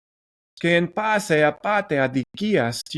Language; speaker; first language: Greek; non-native, learner; English